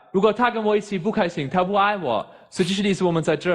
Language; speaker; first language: Chinese; non-native, fluent; German